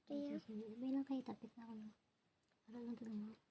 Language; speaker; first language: Filipino; non-native, local second language; Cebuano